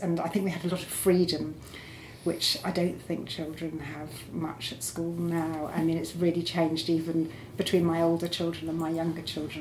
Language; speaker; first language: English; native; English